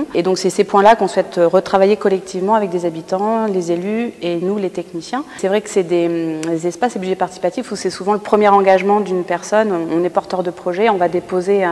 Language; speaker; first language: French; native; French